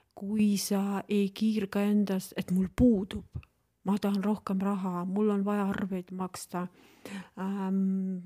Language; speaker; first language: Estonian; non-native, local second language; Russian